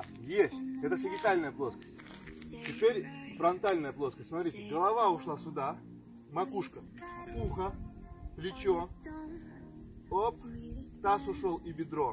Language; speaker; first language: Russian; native; Russian